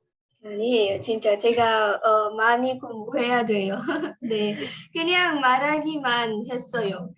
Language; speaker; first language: Korean; non-native, learner; Marathi